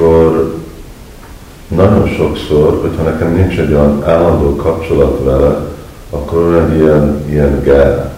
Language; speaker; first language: Hungarian; early bilingual, heritage; Hungarian